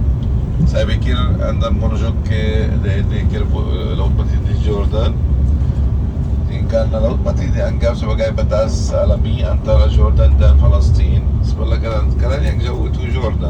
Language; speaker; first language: Indonesian; non-native, fluent; Arabic